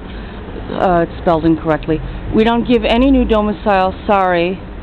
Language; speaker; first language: English; native; English